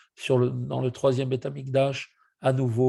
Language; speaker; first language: French; native; French